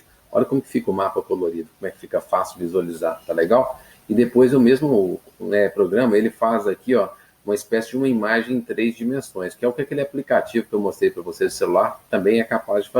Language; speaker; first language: Portuguese; native; Portuguese